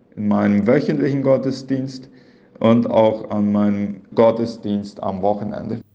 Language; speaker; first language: German; early bilingual, heritage; Plautdietsch